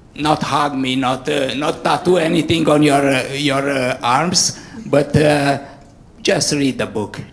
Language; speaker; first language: English; non-native, fluent; Romanian